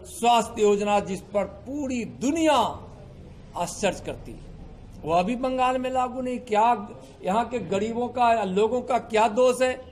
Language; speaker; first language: Hindi; native; Hindi